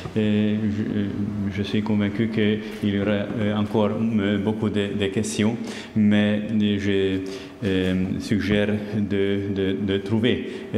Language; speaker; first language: French; non-native, learner; Hungarian